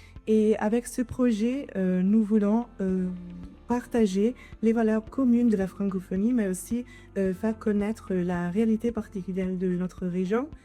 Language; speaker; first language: French; non-native, local second language; Italian